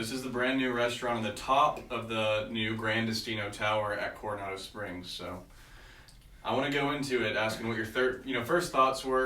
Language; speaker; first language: English; native; English